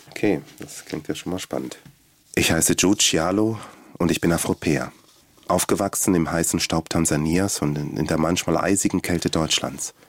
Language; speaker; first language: German; early bilingual, other home language; Swahili